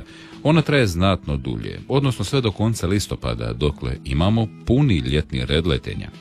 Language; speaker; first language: Serbian; native; Serbian